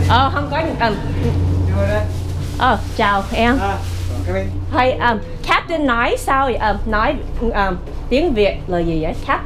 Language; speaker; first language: Vietnamese; early bilingual, heritage; Vietnamese